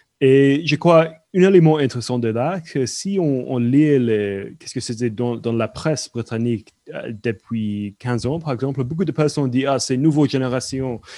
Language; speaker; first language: French; non-native, fluent; English